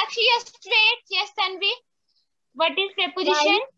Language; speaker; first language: English; non-native, local second language; Hindi